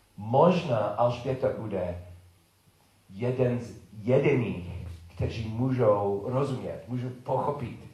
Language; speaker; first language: Czech; non-native, learner; English